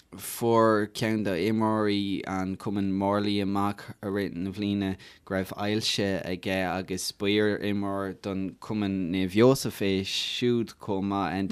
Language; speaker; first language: Irish; native; Irish